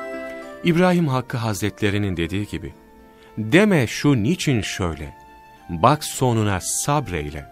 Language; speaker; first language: Turkish; native; Turkish